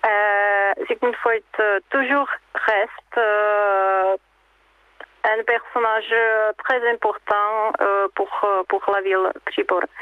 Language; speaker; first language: French; non-native, fluent; Czech